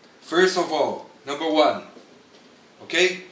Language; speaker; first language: English; non-native, learner; Portuguese